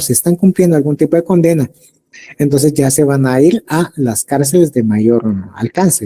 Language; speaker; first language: Spanish; native; Spanish